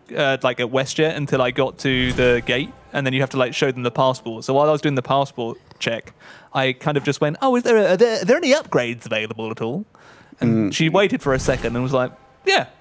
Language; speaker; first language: English; native; English